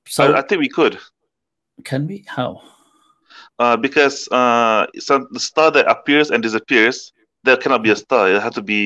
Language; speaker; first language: English; non-native, local second language; Malay